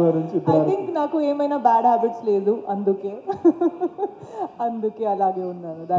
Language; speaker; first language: Telugu; non-native, fluent; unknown